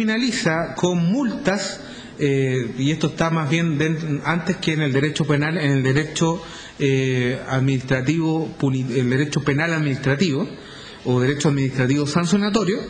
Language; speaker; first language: Spanish; native; Spanish